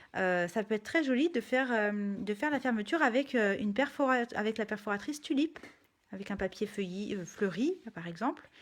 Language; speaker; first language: French; native; French